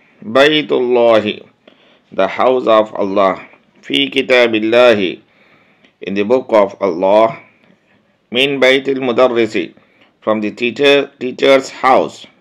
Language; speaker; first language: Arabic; non-native, fluent; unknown